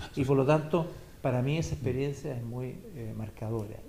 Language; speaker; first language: Spanish; native; Spanish